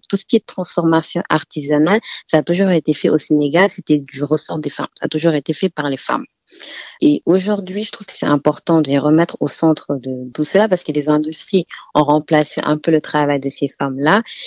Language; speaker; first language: French; non-native, local second language; Wolof